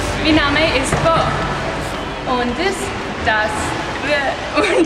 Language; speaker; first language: German; non-native, learner; English